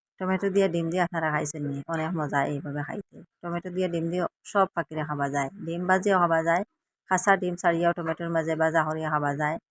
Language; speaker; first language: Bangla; native; Bangla